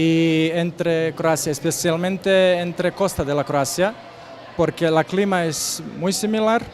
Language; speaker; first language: Spanish; non-native, learner; Croatian